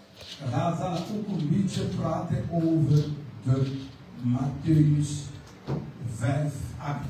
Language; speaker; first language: Dutch; non-native, learner; French